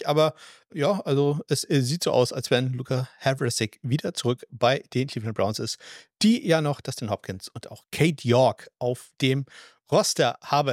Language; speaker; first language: German; native; German